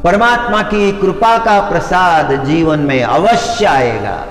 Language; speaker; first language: Hindi; non-native, local second language; Marathi